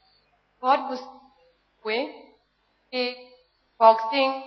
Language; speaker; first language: Hindi; non-native, local second language; Manipuri